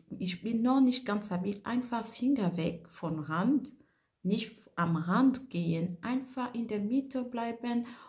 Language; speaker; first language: German; non-native, fluent; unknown